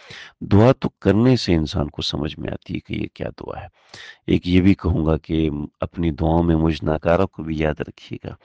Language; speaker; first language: Urdu; native; Urdu